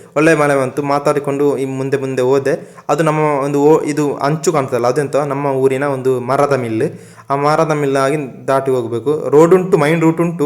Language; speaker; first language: Kannada; non-native, local second language; Tulu